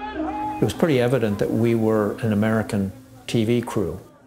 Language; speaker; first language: English; native; English